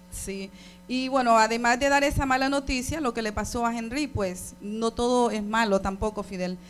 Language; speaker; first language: Spanish; native; Spanish